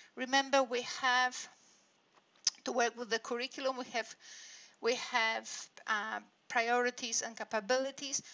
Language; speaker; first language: English; non-native, fluent; Polish